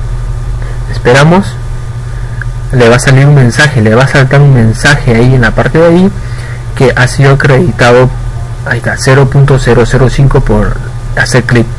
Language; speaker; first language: Spanish; native; Spanish